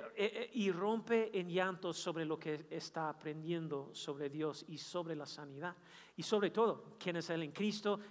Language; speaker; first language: Spanish; non-native, fluent; English